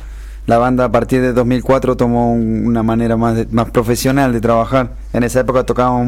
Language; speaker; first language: Spanish; native; Spanish